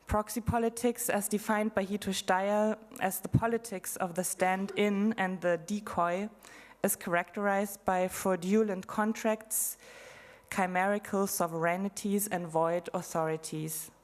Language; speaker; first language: English; non-native, fluent; German